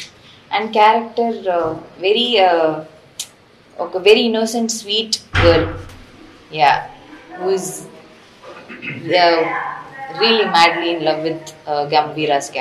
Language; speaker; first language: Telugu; non-native, fluent; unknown